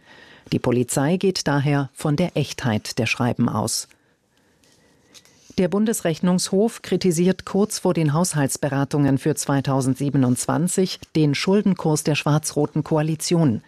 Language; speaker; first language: German; native; German